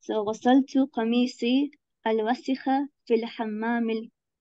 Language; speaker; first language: Arabic; non-native, learner; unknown